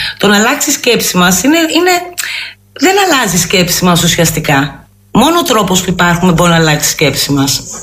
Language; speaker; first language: Greek; early bilingual, heritage; Greek